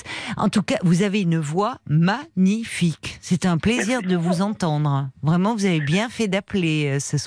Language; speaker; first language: French; native; French